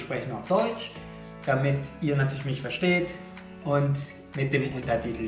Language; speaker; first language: German; non-native, fluent; Indonesian